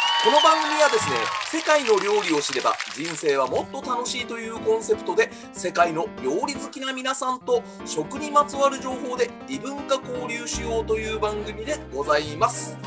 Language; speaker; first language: Japanese; native; Japanese